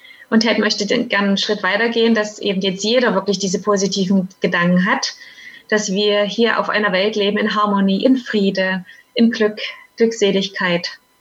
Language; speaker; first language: German; native; German